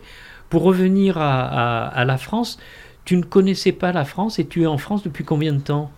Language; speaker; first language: French; native; French